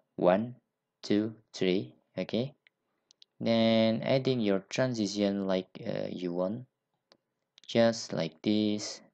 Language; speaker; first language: English; non-native, learner; Indonesian